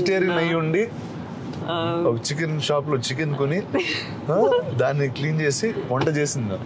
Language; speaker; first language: Telugu; native; Telugu